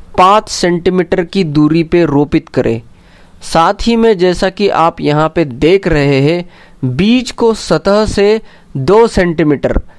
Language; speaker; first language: Hindi; non-native, local second language; Marathi